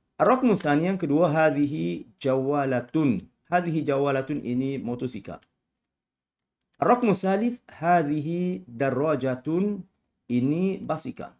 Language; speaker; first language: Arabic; non-native, fluent; Malay